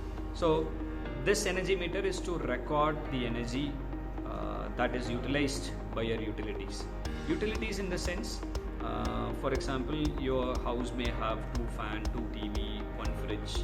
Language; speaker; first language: English; non-native, local second language; Tamil